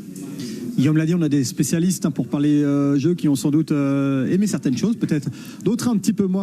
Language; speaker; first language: French; native; French